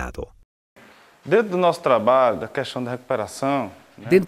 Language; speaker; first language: Spanish; non-native, learner; Portuguese